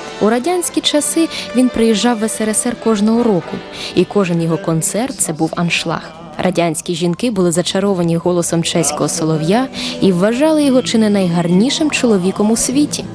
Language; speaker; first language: Ukrainian; native; Ukrainian